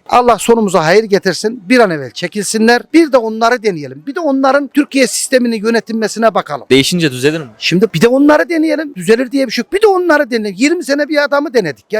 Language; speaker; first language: Turkish; early bilingual, heritage; Turkish